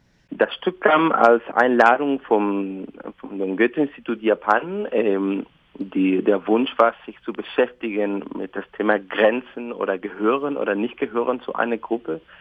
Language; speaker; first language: German; non-native, fluent; Spanish